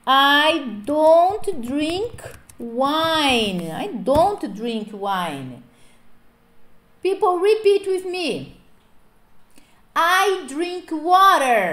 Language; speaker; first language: English; non-native, fluent; Portuguese